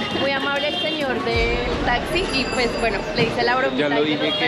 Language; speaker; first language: Spanish; native; Spanish